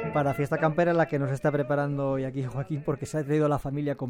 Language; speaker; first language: Spanish; native; Spanish